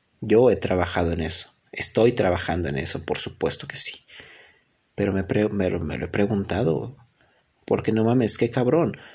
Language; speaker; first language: Spanish; native; Spanish